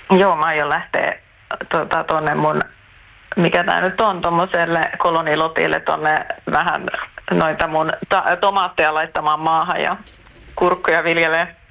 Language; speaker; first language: Finnish; early bilingual, heritage; Finnish